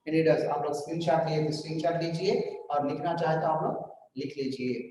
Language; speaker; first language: Hindi; non-native, local second language; Telugu